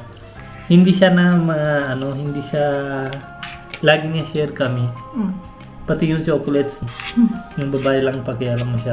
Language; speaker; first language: Filipino; non-native, learner; Punjabi